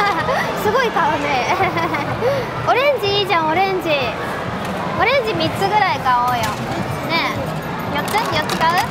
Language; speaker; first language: Japanese; native; Japanese